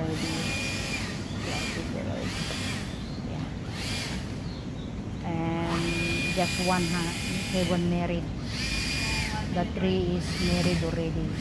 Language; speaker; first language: English; non-native, local second language; Filipino